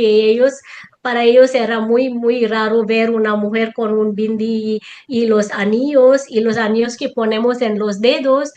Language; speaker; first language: Spanish; non-native, fluent; Tamil